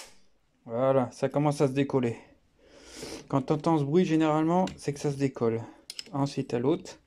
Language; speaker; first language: French; native; French